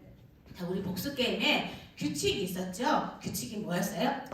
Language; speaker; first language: Korean; native; Korean